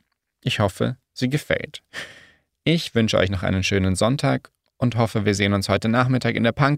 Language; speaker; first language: German; native; German